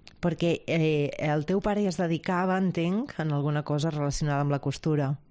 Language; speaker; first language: Catalan; native; Catalan